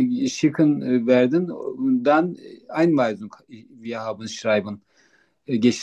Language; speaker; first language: German; non-native, learner; Turkish